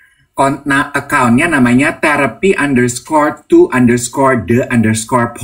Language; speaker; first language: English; non-native, fluent; Indonesian